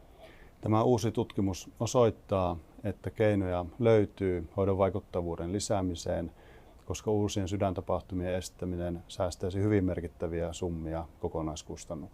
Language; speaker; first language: Finnish; native; Finnish